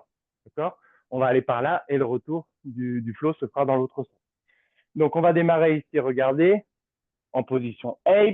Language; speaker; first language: French; native; French